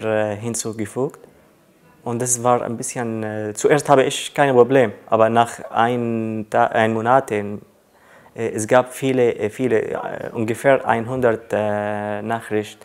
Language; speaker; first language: German; non-native, learner; Arabic